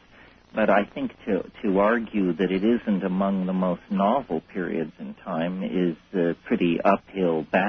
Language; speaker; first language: English; native; English